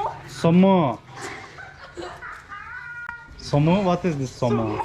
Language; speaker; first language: English; non-native, learner; Turkish